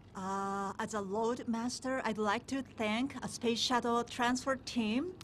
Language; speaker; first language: English; non-native, fluent; Japanese